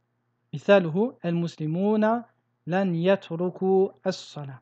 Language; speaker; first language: Arabic; non-native, fluent; French